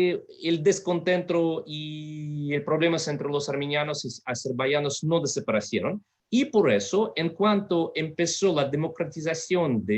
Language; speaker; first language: Spanish; non-native, fluent; Russian